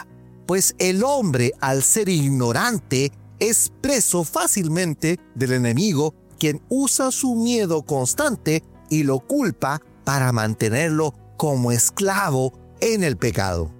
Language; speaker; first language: Spanish; native; Spanish